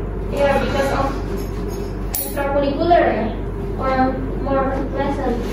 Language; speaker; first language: English; non-native, learner; Indonesian